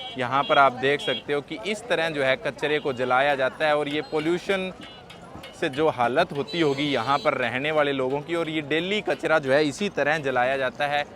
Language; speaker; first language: Hindi; native; Hindi